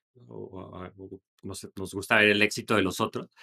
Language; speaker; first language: Spanish; native; Spanish